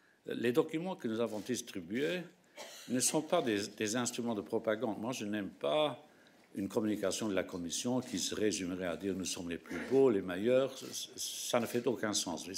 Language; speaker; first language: French; non-native, local second language; Luxembourgish